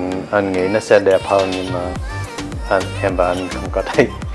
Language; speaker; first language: Vietnamese; early bilingual, heritage; Vietnamese